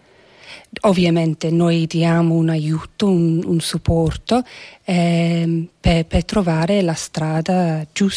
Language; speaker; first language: Italian; non-native, fluent; English